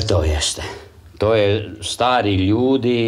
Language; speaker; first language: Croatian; non-native, local second language; Hungarian